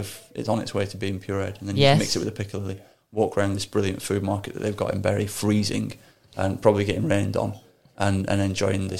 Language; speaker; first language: English; native; English